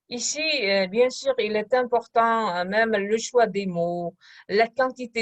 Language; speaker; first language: French; non-native, fluent; Kazakh